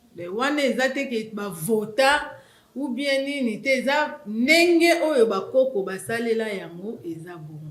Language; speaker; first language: Lingala; non-native, local second language; Kongo